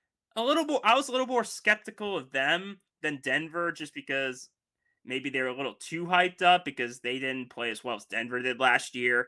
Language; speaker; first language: English; native; English